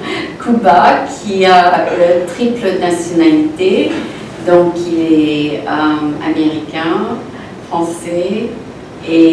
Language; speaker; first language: French; non-native, local second language; Arabic